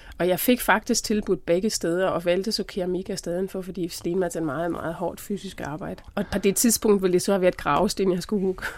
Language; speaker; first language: Danish; non-native, fluent; German